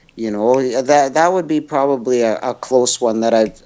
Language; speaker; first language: English; native; English